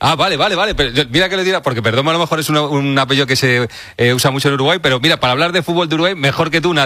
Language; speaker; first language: Spanish; native; Spanish